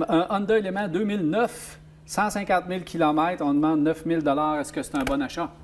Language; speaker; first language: French; native; French